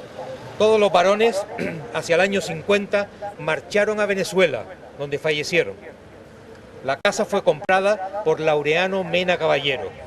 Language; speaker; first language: Spanish; native; Spanish